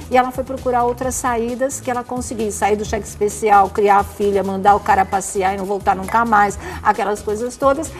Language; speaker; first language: Portuguese; native; Portuguese